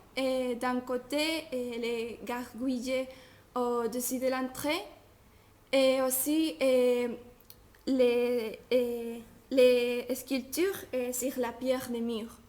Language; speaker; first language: French; non-native, learner; Spanish